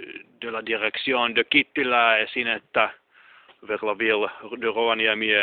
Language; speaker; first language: French; non-native, learner; Finnish